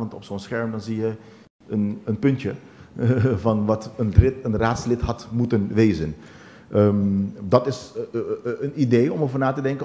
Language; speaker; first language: Dutch; non-native, local second language; Papiamento